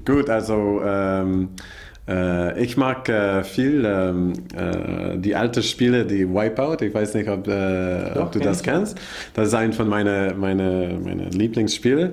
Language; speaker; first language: German; non-native, learner; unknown